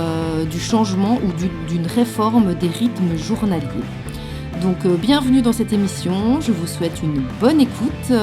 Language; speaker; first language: French; native; French